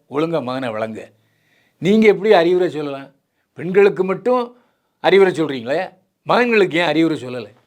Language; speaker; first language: Tamil; native; Tamil